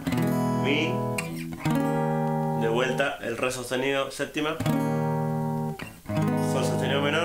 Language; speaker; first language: Spanish; native; Spanish